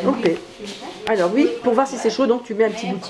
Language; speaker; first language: French; native; French